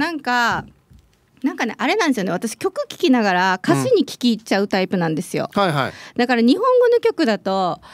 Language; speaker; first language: Japanese; native; Japanese